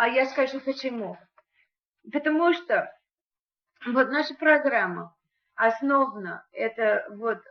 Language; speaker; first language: Russian; non-native, learner; English